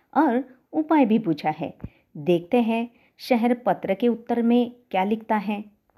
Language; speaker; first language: Hindi; non-native, local second language; Marathi